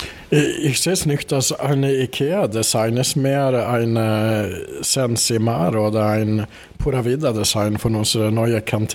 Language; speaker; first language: German; non-native, fluent; Swedish